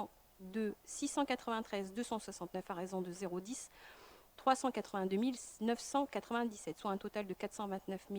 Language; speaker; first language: French; native; French